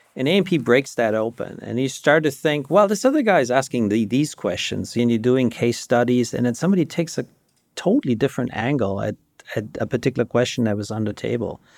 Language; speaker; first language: English; non-native, fluent; German